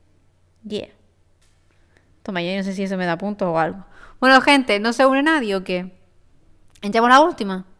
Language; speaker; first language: Spanish; native; Spanish